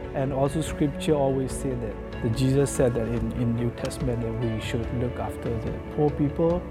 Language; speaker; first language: English; non-native, fluent; Burmese